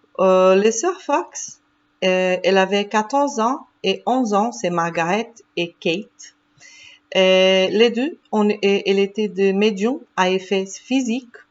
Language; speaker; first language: French; non-native, fluent; Portuguese